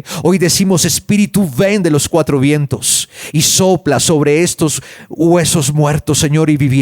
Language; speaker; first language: Spanish; native; Spanish